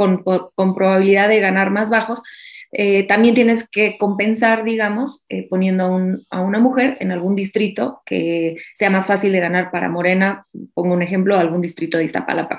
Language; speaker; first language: Spanish; native; Spanish